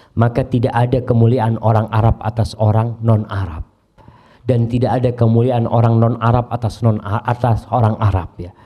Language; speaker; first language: Indonesian; native; Indonesian